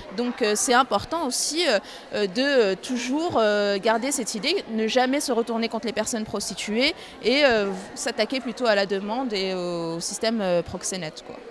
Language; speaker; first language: French; non-native, local second language; Arabic